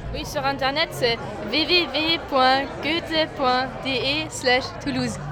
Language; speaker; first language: French; non-native, fluent; German